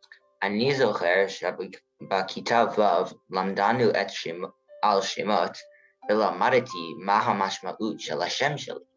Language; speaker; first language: Hebrew; non-native, learner; English